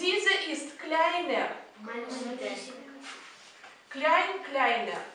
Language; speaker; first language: German; non-native, fluent; Russian